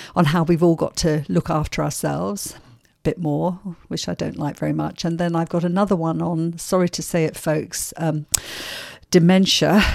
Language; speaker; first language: English; native; English